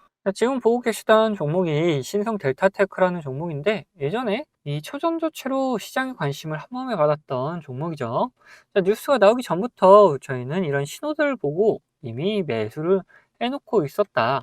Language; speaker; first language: Korean; native; Korean